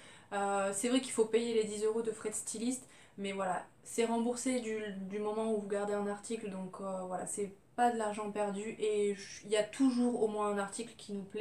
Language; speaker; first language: French; native; French